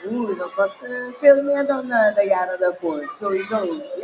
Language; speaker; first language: Dutch; non-native, fluent; English